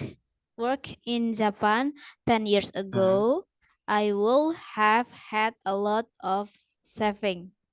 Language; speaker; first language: English; non-native, learner; Indonesian